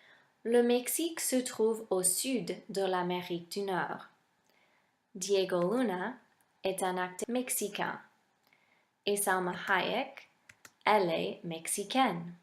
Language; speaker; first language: French; non-native, fluent; English